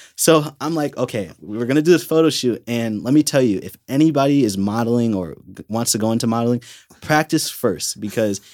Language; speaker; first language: English; native; English